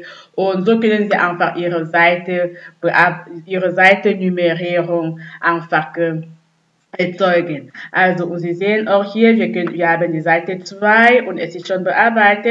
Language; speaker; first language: German; non-native, fluent; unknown